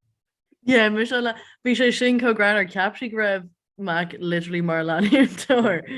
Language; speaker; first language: Irish; non-native, local second language; English